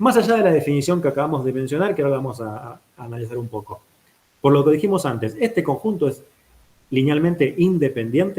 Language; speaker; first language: Spanish; native; Spanish